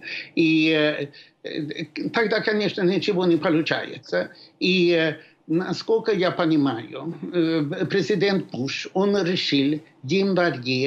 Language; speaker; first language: Russian; non-native, fluent; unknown